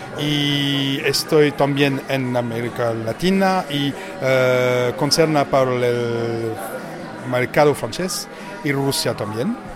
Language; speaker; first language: Spanish; non-native, learner; French